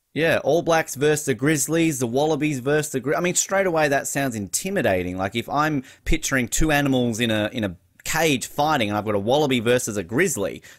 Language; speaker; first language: English; native; English